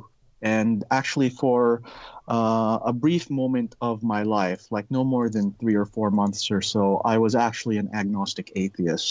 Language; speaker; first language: English; non-native, local second language; Filipino